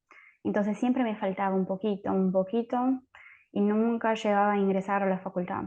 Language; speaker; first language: Spanish; native; Spanish